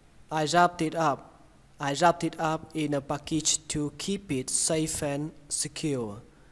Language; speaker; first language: English; non-native, fluent; Vietnamese